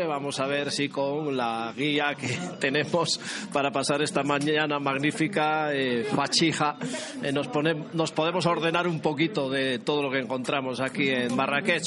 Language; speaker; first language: Spanish; native; Spanish